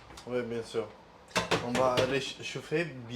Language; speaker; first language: French; non-native, learner; Italian